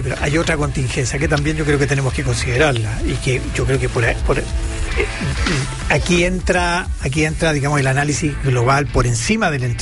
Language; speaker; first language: Spanish; native; Spanish